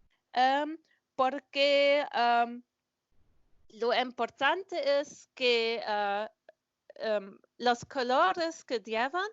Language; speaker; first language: Spanish; non-native, learner; German